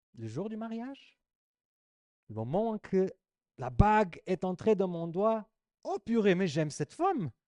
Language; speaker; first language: French; non-native, fluent; Portuguese